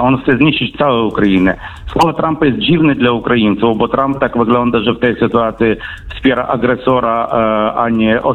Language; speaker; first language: Polish; non-native, fluent; Ukrainian